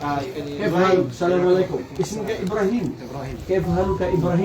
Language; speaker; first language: Arabic; non-native, fluent; Maranao